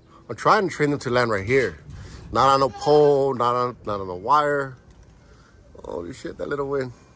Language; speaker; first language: English; early bilingual, other home language; Spanish